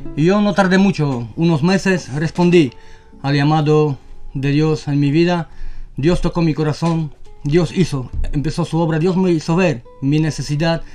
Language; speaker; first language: Spanish; non-native, fluent; Polish